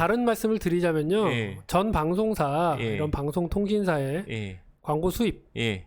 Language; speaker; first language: Korean; native; Korean